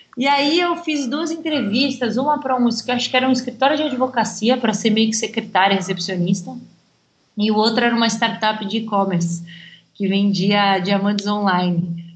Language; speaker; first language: Portuguese; native; Portuguese